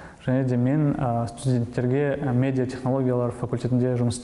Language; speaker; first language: Kazakh; non-native, local second language; Russian